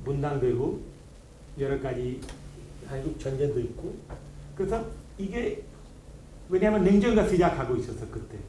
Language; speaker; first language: Korean; non-native, learner; Hindi